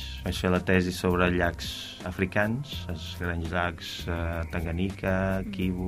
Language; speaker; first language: Catalan; non-native, fluent; Portuguese